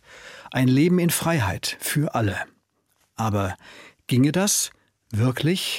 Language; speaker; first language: German; native; German